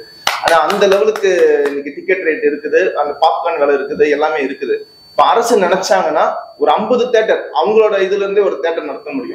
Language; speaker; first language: Tamil; native; Tamil